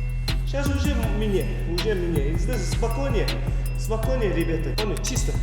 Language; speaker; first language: Russian; non-native, learner; Mongolian